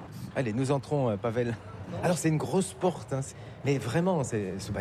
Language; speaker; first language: French; native; French